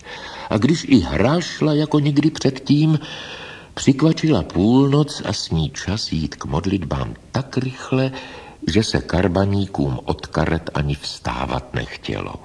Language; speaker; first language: Czech; native; Czech